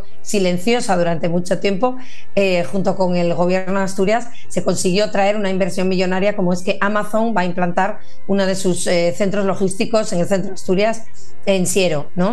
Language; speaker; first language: Spanish; native; Spanish